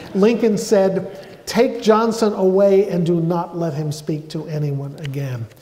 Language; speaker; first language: English; native; English